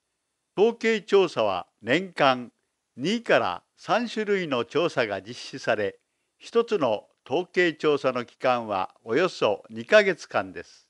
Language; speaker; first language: Japanese; native; Japanese